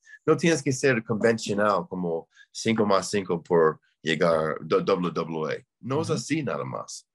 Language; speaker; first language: Spanish; non-native, learner; English